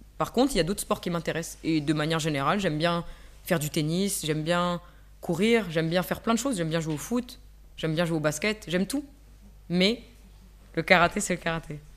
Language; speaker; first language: French; native; French